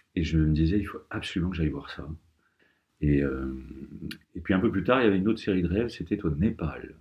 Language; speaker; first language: French; native; French